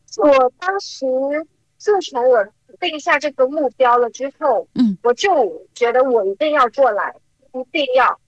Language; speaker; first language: Chinese; early bilingual, heritage; Chinese